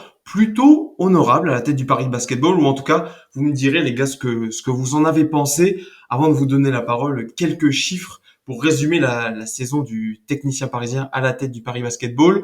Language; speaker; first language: French; native; French